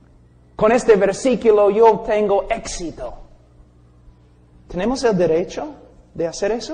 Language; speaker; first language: Spanish; non-native, fluent; English